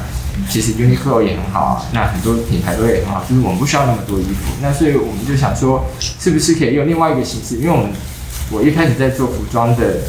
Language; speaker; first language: Chinese; native; Chinese